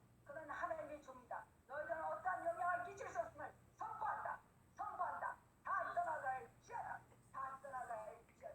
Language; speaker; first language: Korean; native; Korean